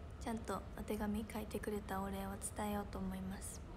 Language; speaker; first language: Japanese; native; Japanese